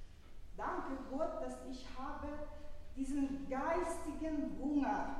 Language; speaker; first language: German; early bilingual, other home language; Russian